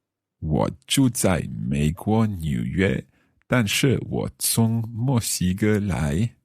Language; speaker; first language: Chinese; non-native, learner; English